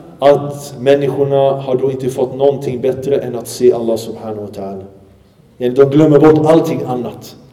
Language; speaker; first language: Swedish; early bilingual, other home language; Arabic